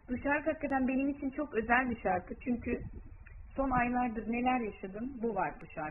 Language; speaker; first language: Turkish; early bilingual, heritage; Turkish